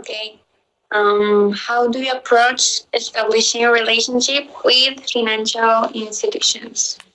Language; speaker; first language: English; non-native, learner; Spanish